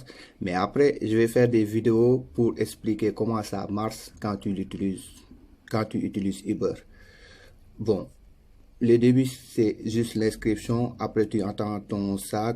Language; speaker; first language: French; non-native, local second language; Wolof